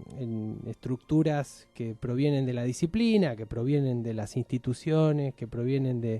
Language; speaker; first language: Spanish; native; Spanish